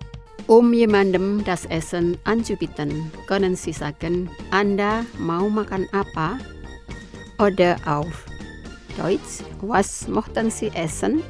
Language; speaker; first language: German; non-native, fluent; Indonesian